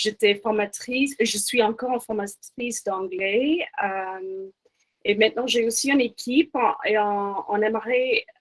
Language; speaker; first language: French; non-native, fluent; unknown